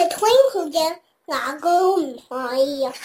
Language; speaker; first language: Chinese; early bilingual, heritage; Cantonese